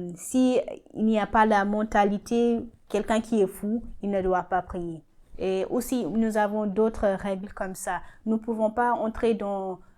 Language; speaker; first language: French; non-native, learner; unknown